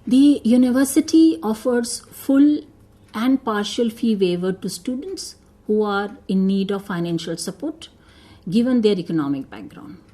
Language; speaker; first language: English; non-native, local second language; Hindi